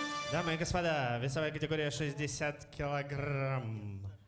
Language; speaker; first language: Russian; native; Russian